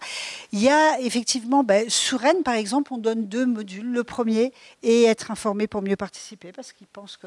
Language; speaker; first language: French; native; French